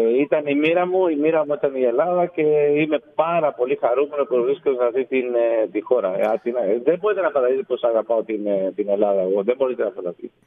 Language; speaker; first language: Greek; non-native, fluent; Spanish